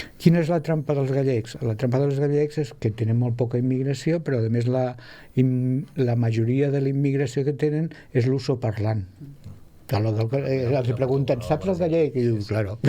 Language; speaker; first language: Catalan; native; Catalan